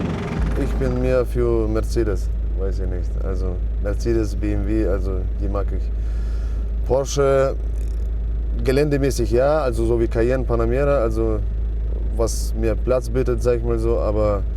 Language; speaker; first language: German; non-native, fluent; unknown